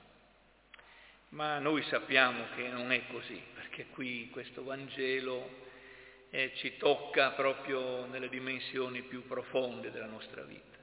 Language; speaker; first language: Italian; native; Italian